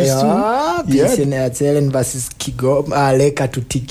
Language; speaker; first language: German; non-native, learner; Swahili